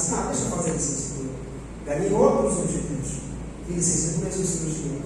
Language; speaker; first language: Portuguese; non-native, local second language; Upper Guinea Crioulo